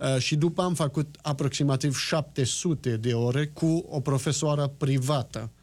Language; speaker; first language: Romanian; non-native, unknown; French